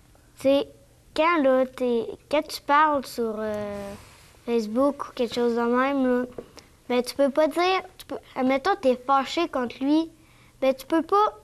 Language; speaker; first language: French; native; French